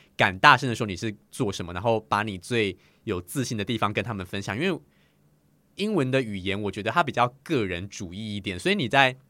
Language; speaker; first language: Chinese; native; Chinese